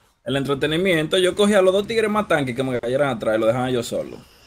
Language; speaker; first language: Spanish; early bilingual, heritage; Spanish